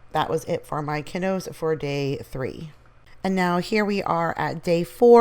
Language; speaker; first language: English; native; English